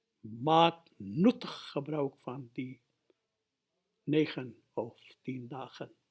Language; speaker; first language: Dutch; non-native, fluent; Urdu